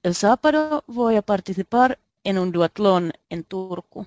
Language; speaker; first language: Spanish; non-native, learner; Finnish